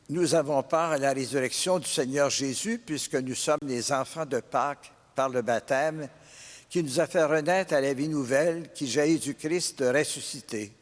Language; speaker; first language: French; native; French